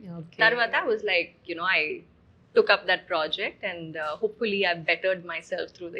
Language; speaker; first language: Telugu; non-native, local second language; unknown